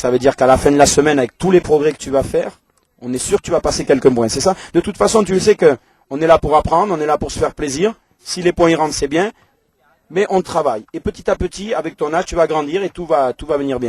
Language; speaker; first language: French; native; French